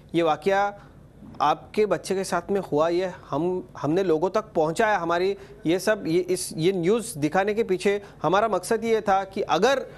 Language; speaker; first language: Hindi; non-native, local second language; Marathi